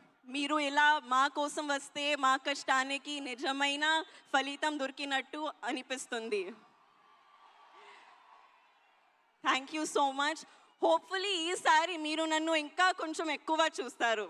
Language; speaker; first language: Telugu; non-native, learner; Hindi